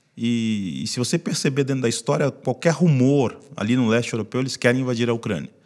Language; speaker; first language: Portuguese; native; Portuguese